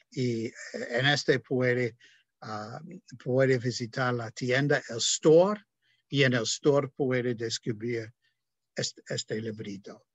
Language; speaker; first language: Spanish; non-native, fluent; English